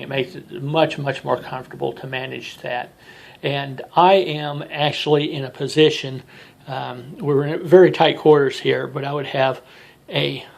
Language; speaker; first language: English; native; English